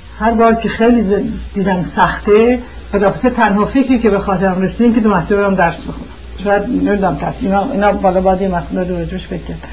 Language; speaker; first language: Persian; early bilingual, heritage; Persian